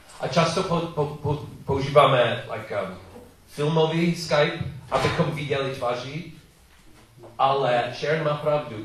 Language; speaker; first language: Czech; non-native, learner; English